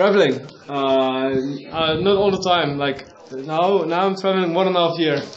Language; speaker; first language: English; non-native, learner; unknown